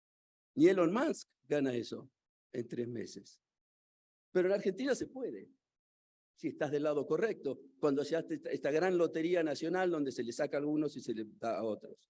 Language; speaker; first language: Spanish; native; Spanish